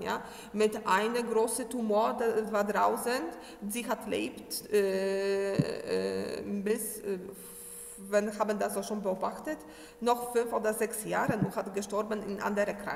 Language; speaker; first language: German; non-native, learner; Polish